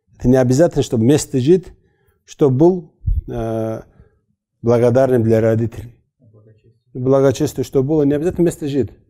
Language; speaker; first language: Russian; non-native, local second language; Avaric